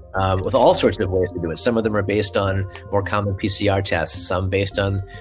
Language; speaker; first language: English; native; English